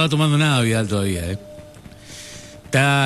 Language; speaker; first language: Spanish; native; Spanish